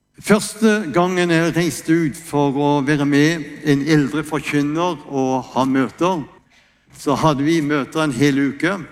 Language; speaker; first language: Norwegian; native; Norwegian